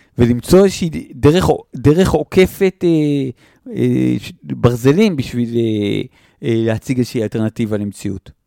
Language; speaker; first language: Hebrew; native; Hebrew